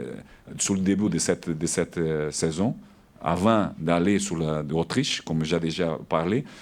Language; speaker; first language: French; non-native, learner; Portuguese